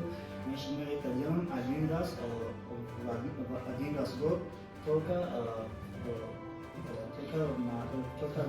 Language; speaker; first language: Russian; non-native, local second language; Tajik